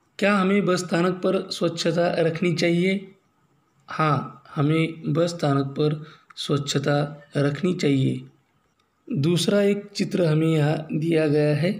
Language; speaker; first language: Hindi; non-native, local second language; Marathi